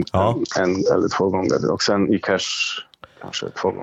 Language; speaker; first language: Swedish; non-native, fluent; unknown